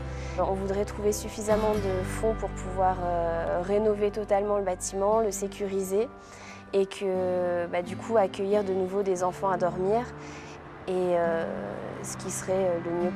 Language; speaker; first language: French; native; French